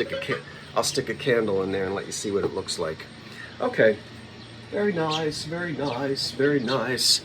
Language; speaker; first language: English; native; English